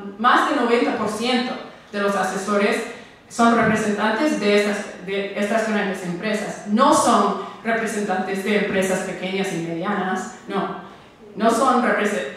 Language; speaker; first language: Spanish; non-native, fluent; English